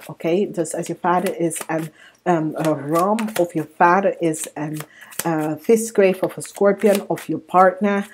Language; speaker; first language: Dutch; non-native, learner; English